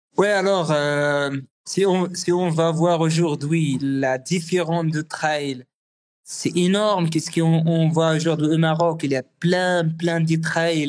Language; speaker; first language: French; non-native, learner; Arabic